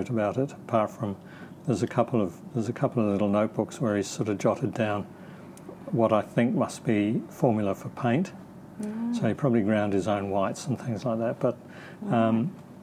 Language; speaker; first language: English; native; English